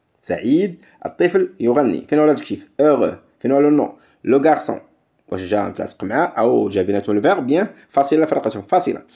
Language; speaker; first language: French; non-native, local second language; Arabic